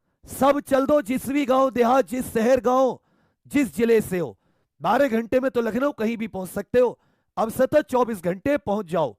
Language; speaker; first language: Hindi; native; Hindi